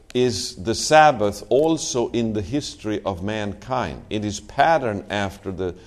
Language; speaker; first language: English; non-native, fluent; Swedish